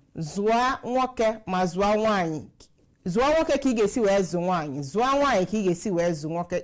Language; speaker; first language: Igbo; native; Igbo